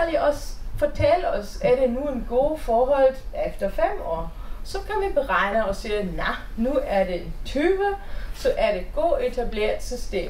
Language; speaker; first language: Danish; non-native, fluent; German